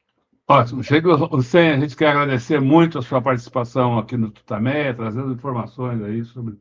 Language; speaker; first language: Portuguese; native; Portuguese